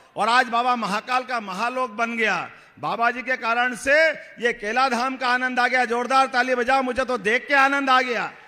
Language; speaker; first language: Hindi; native; Hindi